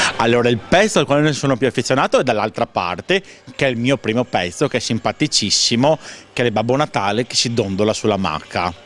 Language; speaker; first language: Italian; native; Italian